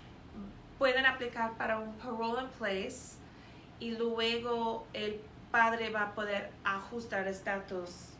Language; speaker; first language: Spanish; non-native, fluent; English